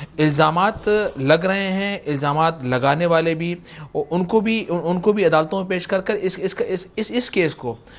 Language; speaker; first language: Urdu; native; Urdu